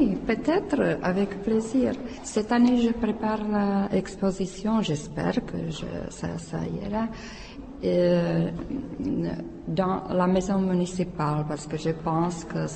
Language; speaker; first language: French; non-native, learner; Czech